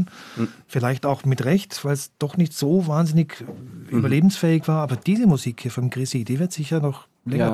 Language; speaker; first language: German; native; German